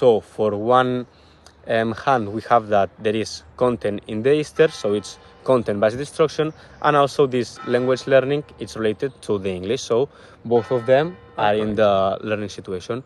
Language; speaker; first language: English; non-native, fluent; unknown